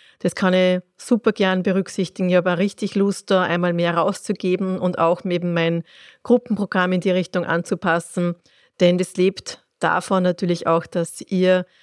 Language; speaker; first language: German; native; German